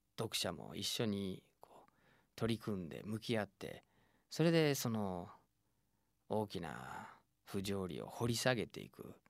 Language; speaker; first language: Japanese; non-native, fluent; English